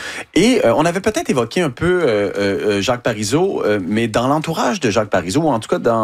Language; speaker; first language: French; native; French